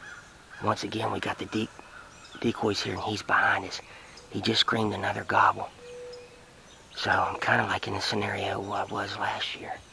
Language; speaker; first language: English; native; English